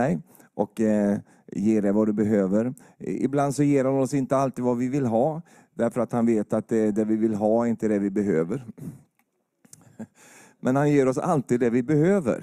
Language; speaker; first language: Swedish; native; Swedish